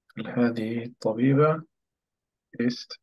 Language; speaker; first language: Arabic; non-native, learner; German